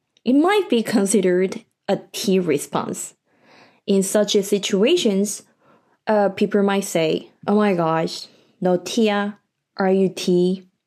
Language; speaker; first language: English; non-native, fluent; Korean